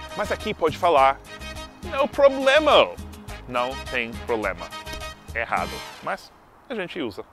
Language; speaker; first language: Portuguese; non-native, fluent; English